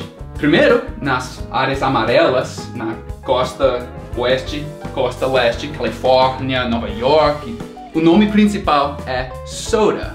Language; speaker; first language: Portuguese; non-native, fluent; English